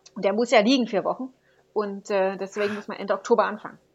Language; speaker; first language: German; native; German